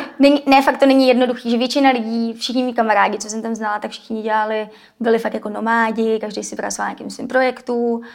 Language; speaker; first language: Czech; native; Czech